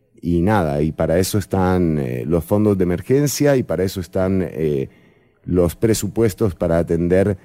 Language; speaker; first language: Spanish; native; Spanish